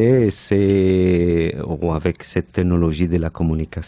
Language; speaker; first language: French; non-native, fluent; Catalan